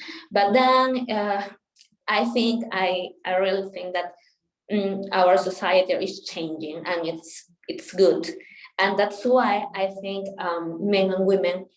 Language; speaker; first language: English; non-native, local second language; Spanish